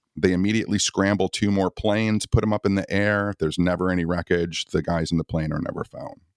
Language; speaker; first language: English; native; English